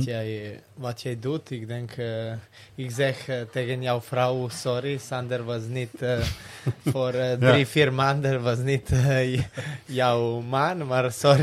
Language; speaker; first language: Dutch; non-native, learner; Serbian